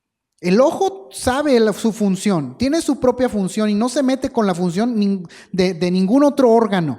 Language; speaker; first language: Spanish; native; Spanish